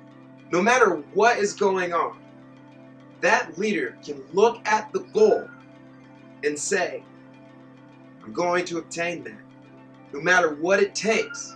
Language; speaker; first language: English; native; English